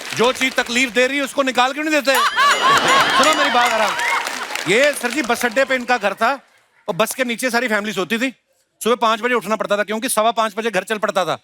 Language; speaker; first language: Hindi; non-native, local second language; Punjabi